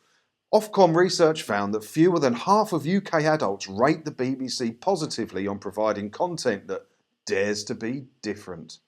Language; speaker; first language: English; native; English